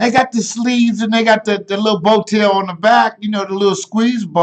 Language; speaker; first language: English; native; English